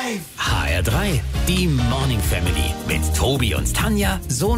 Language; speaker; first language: German; native; German